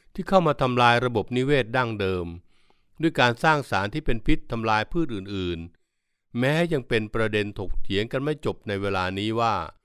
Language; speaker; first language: Thai; native; Thai